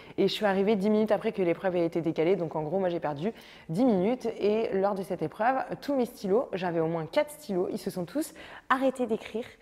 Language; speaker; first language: French; native; French